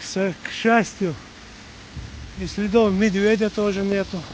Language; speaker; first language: Russian; non-native, local second language; Chechen